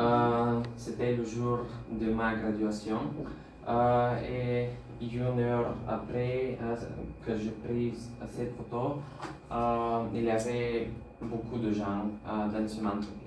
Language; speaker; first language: French; non-native, learner; Bulgarian